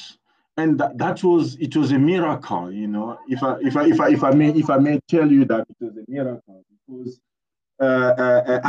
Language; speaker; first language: English; non-native, fluent; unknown